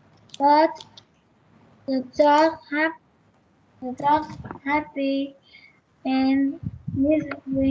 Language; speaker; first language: English; non-native, learner; Vietnamese